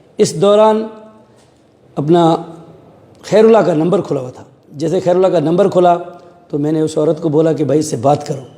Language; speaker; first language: Urdu; non-native, local second language; Sindhi